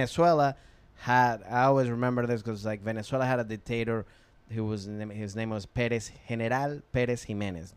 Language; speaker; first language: English; non-native, fluent; Spanish